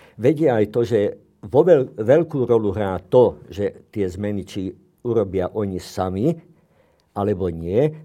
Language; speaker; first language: Slovak; non-native, local second language; Hungarian